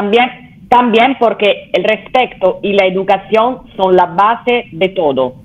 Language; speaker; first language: Spanish; non-native, fluent; Italian